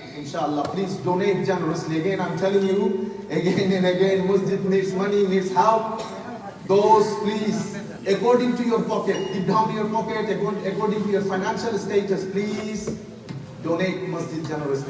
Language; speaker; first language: English; non-native, local second language; Bangla